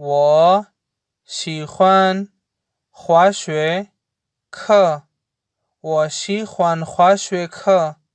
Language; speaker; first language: Chinese; non-native, learner; Urdu